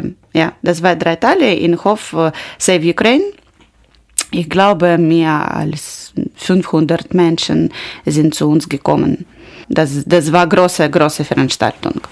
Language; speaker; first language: German; non-native, learner; Ukrainian